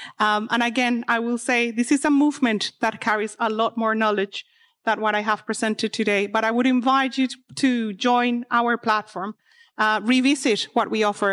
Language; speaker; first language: English; non-native, fluent; Spanish